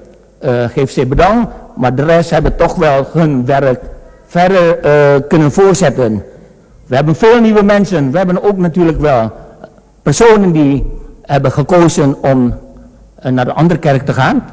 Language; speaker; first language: Dutch; non-native, fluent; Indonesian